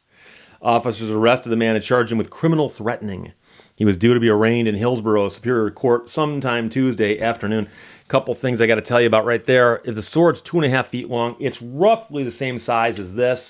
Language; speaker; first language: English; native; English